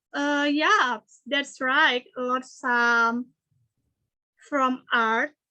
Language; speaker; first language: English; non-native, learner; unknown